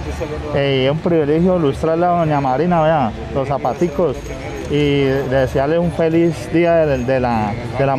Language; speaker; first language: Spanish; native; Spanish